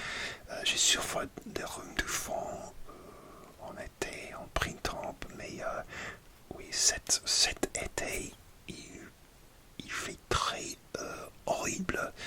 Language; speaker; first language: French; non-native, learner; English